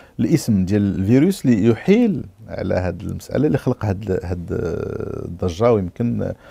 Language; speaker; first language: Arabic; native; Arabic